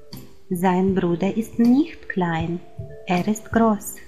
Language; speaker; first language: German; non-native, fluent; Ukrainian